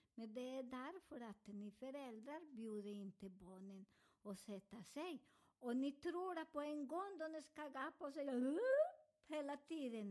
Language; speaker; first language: Swedish; non-native, learner; Spanish